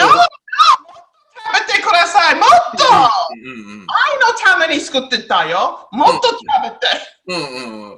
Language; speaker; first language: Japanese; non-native, learner; English